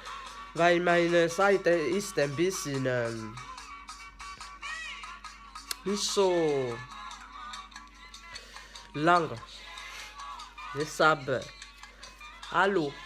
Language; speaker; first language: German; non-native, learner; French